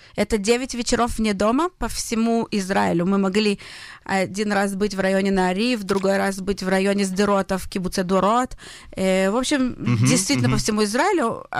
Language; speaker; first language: Russian; early bilingual, heritage; Russian